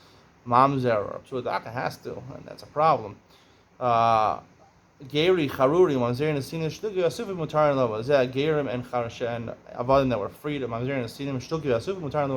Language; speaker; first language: English; native; English